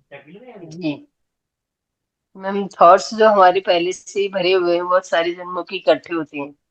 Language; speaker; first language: Hindi; native; Hindi